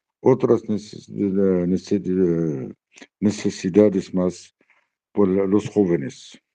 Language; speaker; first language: Spanish; non-native, learner; Arabic